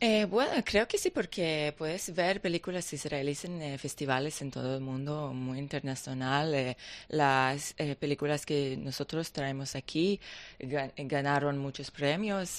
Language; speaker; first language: Spanish; non-native, learner; Hebrew